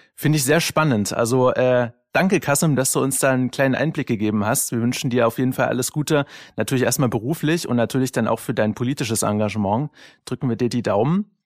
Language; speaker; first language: German; native; German